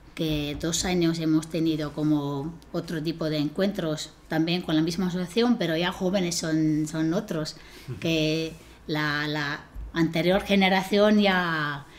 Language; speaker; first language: Spanish; non-native, fluent; Estonian